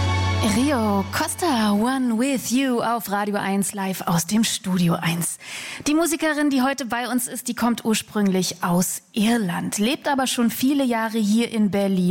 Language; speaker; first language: German; native; German